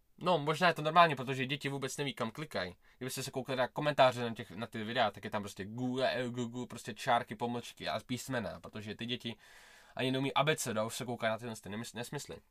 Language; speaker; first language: Czech; early bilingual, other home language; Russian